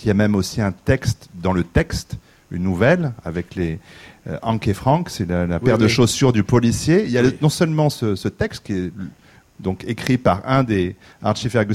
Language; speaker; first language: French; native; French